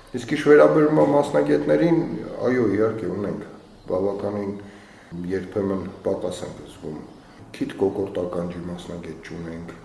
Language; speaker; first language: Armenian; native; Armenian